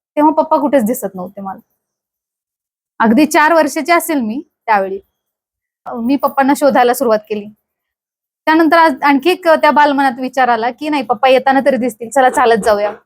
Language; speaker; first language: Marathi; native; Marathi